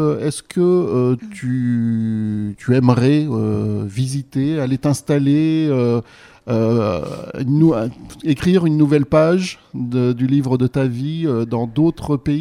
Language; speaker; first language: French; native; French